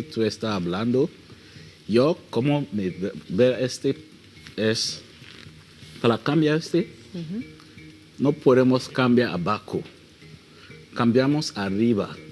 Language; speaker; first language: Spanish; non-native, learner; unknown